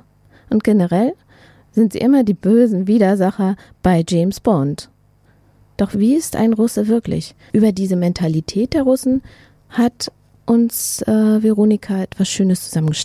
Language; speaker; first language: German; native; German